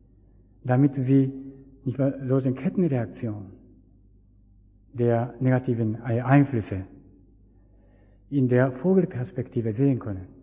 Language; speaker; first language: German; non-native, fluent; Japanese